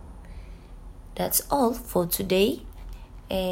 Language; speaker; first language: English; non-native, local second language; Malay